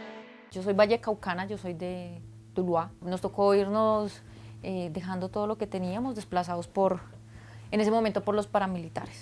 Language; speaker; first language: Spanish; native; Spanish